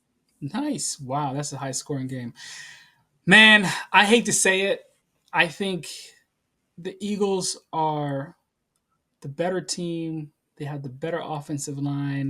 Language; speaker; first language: English; native; English